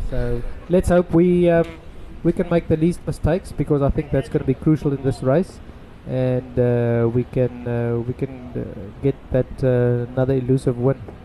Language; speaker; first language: English; non-native, local second language; Afrikaans